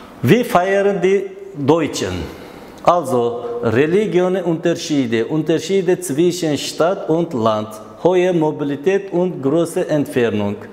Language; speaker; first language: German; non-native, learner; Uzbek